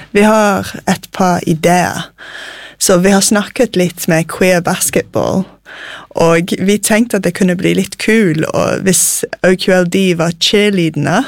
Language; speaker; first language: Norwegian; non-native, fluent; English